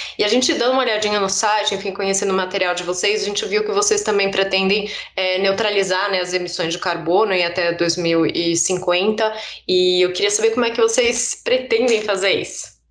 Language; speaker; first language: Portuguese; native; Portuguese